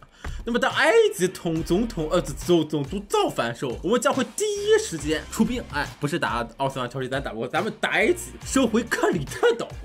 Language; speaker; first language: Chinese; native; Chinese